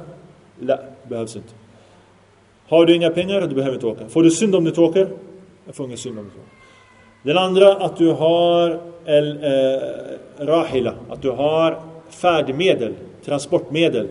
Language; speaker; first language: Swedish; early bilingual, other home language; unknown